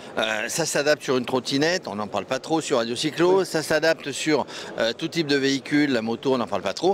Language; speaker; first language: French; native; French